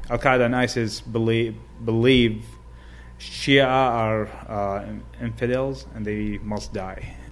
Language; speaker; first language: English; non-native, fluent; Arabic